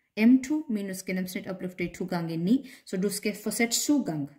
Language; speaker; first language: Danish; non-native, fluent; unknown